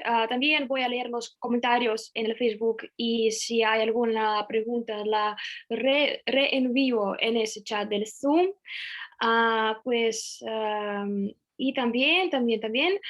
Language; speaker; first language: Spanish; non-native, fluent; Russian